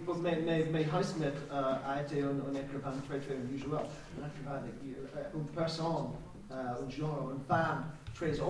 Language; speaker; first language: French; non-native, learner; English